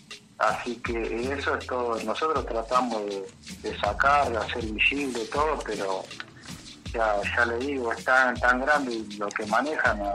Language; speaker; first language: Spanish; native; Spanish